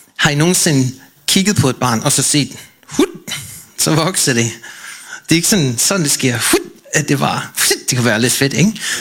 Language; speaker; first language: Danish; non-native, fluent; English